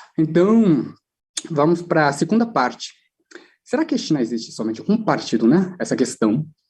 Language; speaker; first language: Portuguese; non-native, fluent; Chinese